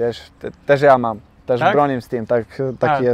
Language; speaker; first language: Polish; non-native, learner; Bosnian